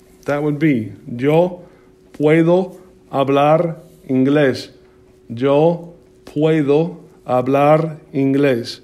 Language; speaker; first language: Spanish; non-native, fluent; English